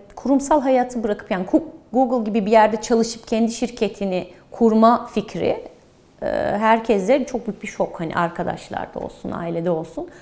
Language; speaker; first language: Turkish; early bilingual, heritage; Turkish